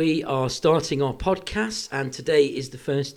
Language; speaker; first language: English; native; English